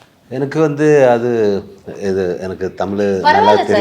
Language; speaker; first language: Tamil; non-native, learner; Malayalam